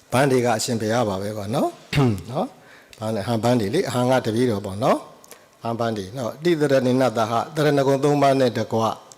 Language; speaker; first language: Burmese; native; Burmese